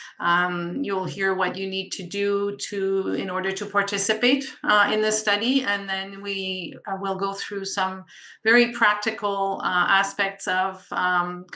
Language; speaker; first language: English; non-native, local second language; French